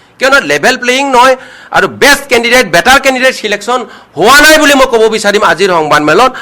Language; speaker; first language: Assamese; non-native, local second language; Manipuri